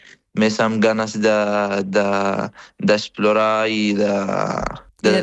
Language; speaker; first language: Catalan; non-native, fluent; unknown